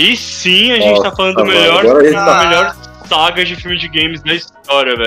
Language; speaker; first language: Portuguese; native; Portuguese